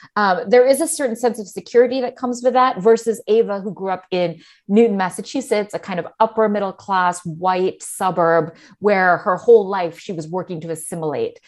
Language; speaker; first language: English; native; English